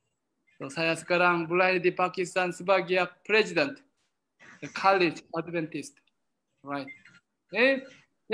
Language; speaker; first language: Indonesian; non-native, learner; Korean